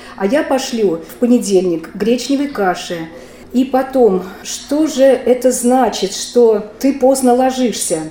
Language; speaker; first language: Russian; native; Russian